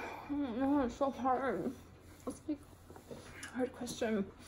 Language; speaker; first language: English; early bilingual, other home language; Spanish